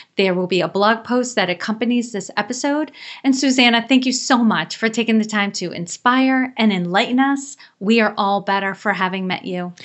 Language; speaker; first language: English; native; English